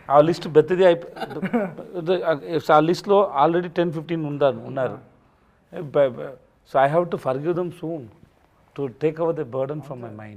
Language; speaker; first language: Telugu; non-native, learner; Tamil